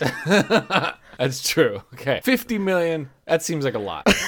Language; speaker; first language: English; native; English